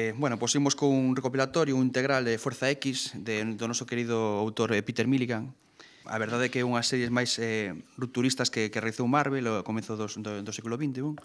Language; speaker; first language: Galician; non-native, local second language; Spanish